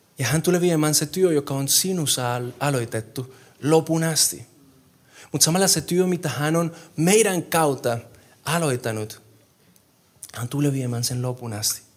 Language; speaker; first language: Finnish; non-native, fluent; Spanish